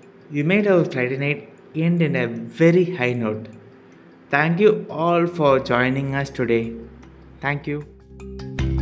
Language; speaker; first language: English; non-native, local second language; Tamil